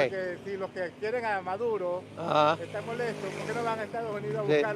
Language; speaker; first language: Spanish; native; Spanish